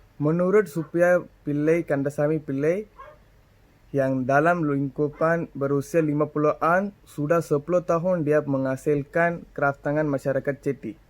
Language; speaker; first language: Malay; non-native, local second language; Tamil